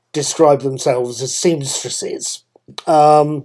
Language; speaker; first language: English; native; English